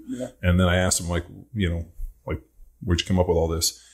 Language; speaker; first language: English; native; English